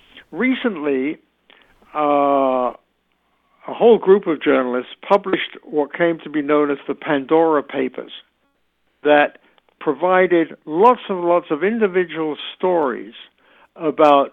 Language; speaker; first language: English; native; English